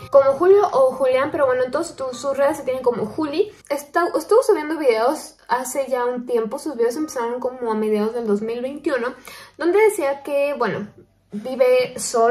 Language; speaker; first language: Spanish; native; Spanish